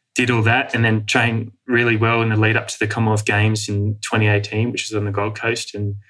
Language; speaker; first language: English; native; English